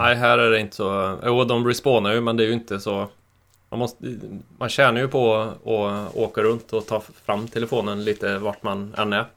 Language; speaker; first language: Swedish; native; Swedish